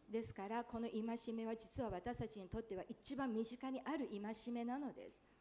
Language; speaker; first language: Japanese; non-native, fluent; Chinese